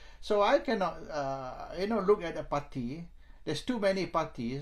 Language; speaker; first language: English; non-native, local second language; Malay